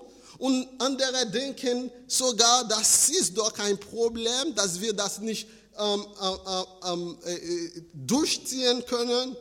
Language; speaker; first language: German; non-native, fluent; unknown